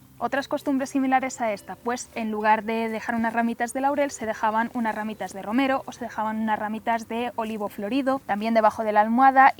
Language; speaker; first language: Spanish; native; Spanish